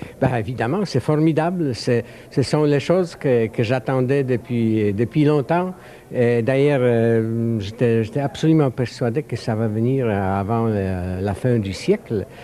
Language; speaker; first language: French; non-native, fluent; Polish